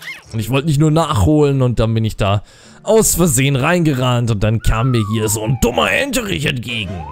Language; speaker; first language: German; native; German